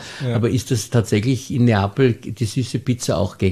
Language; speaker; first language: German; native; German